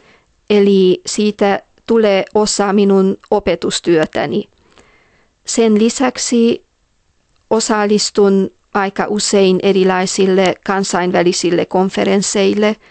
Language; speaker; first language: Finnish; non-native, fluent; Hungarian